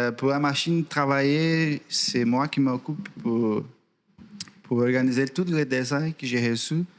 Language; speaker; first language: French; non-native, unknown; Portuguese